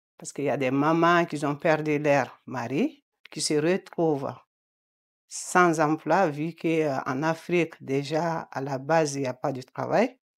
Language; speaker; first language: French; non-native, local second language; Bambara